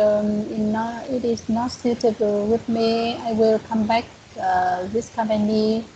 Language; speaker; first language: English; non-native, learner; Vietnamese